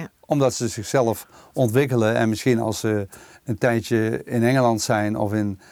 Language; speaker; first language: Dutch; native; Dutch